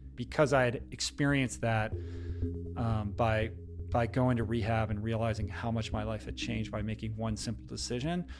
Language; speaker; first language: English; native; English